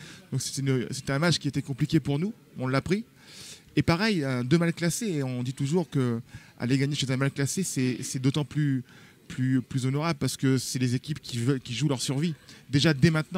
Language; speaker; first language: French; native; French